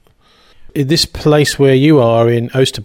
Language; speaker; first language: English; native; English